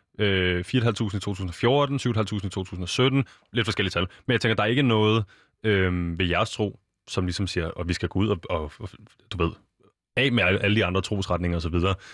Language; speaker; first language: Danish; native; Danish